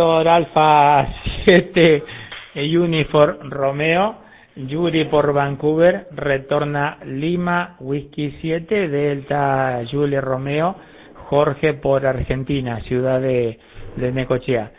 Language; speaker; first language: Spanish; native; Spanish